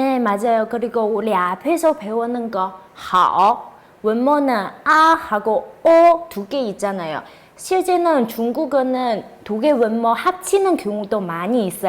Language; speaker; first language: Korean; non-native, fluent; Chinese